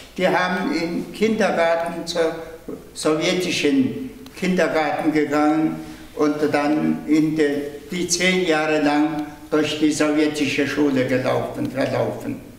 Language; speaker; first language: German; non-native, fluent; Tuvinian